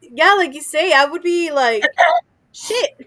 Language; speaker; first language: English; native; English